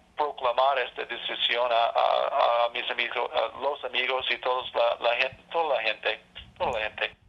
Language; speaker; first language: Spanish; non-native, learner; English